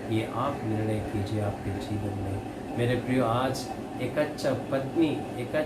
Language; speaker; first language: Hindi; non-native, local second language; Kannada